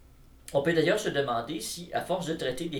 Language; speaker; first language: French; native; French